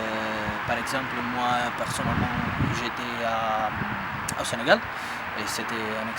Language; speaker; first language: French; non-native, fluent; Italian